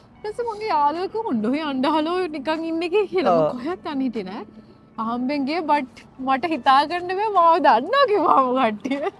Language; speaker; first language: Sinhala; native; Sinhala